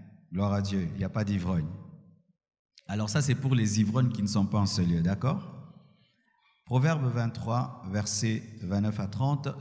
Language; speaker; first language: French; non-native, local second language; Lingala